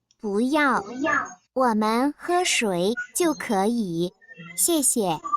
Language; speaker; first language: Chinese; non-native, fluent; Korean